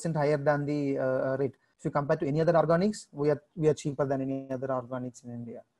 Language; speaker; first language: English; non-native, local second language; Telugu